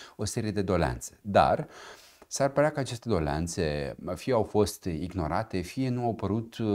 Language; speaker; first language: Romanian; native; Romanian